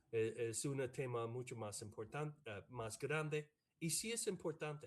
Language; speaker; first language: Spanish; non-native, fluent; English